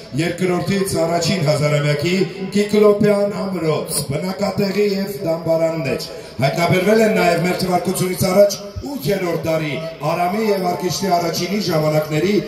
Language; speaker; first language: Armenian; native; Armenian